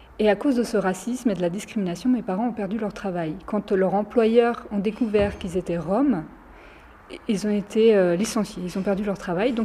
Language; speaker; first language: French; early bilingual, other home language; Romany